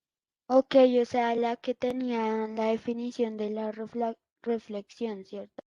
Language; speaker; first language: Spanish; native; Spanish